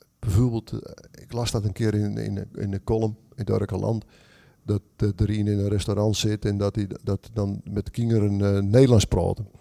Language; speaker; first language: Dutch; native; Dutch